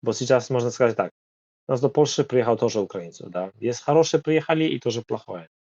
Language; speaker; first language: Russian; non-native, learner; Polish